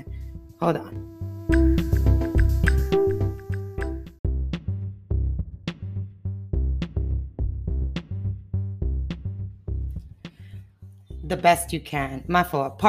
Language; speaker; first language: English; native; English